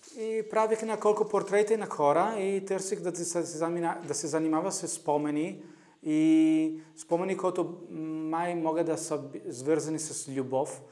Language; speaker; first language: Bulgarian; non-native, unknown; Italian